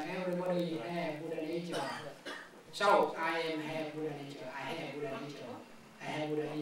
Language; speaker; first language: English; non-native, learner; Vietnamese